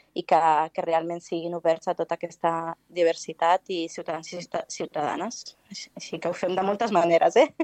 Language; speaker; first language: Catalan; non-native, local second language; Spanish